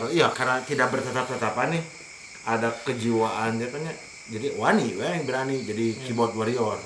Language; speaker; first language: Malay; non-native, local second language; Sundanese